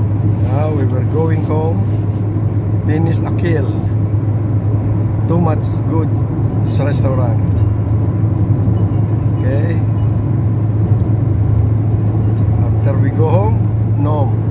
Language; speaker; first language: English; non-native, learner; Filipino